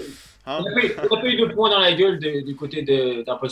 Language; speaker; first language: French; native; French